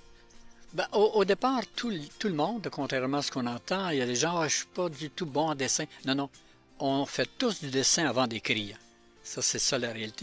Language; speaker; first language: French; native; French